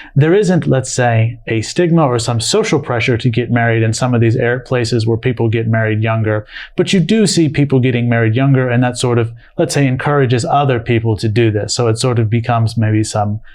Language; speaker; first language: English; native; English